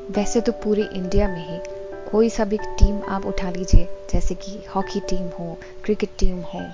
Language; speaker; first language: Hindi; non-native, local second language; Assamese